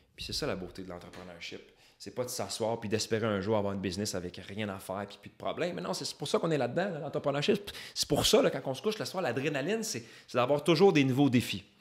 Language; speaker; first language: French; native; French